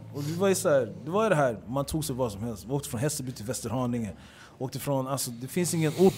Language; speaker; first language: Swedish; early bilingual, other home language; Papiamento